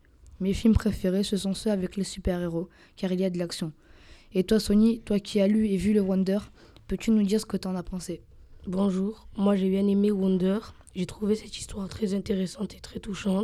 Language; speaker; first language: French; native; French